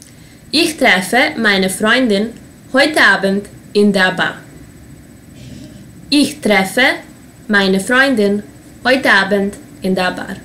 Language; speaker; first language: German; non-native, fluent; Serbian